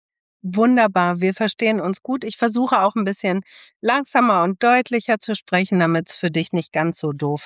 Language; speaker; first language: German; native; German